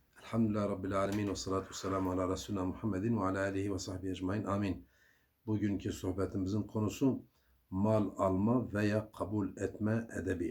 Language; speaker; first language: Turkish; native; Turkish